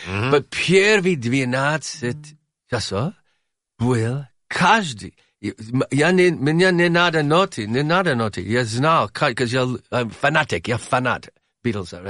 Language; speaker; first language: Russian; non-native, learner; English